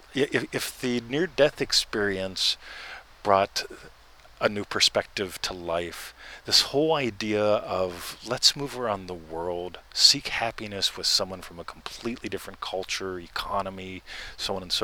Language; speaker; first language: English; native; English